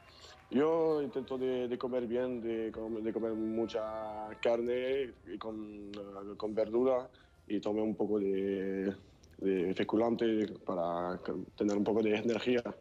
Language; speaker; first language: Spanish; non-native, fluent; French